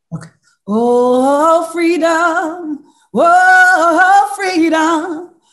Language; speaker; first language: English; native; English